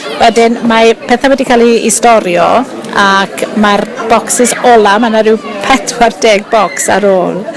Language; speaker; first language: Welsh; native; Welsh